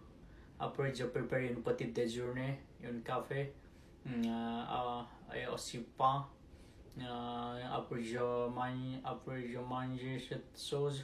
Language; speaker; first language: French; non-native, learner; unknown